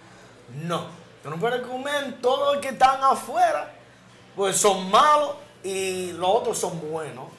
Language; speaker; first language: Spanish; non-native, learner; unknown